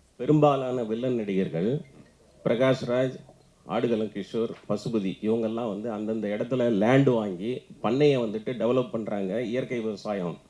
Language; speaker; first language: Tamil; native; Tamil